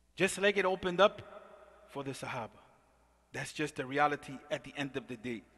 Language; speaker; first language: English; native; English